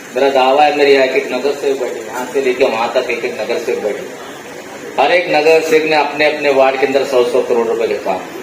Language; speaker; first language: Hindi; non-native, local second language; Marathi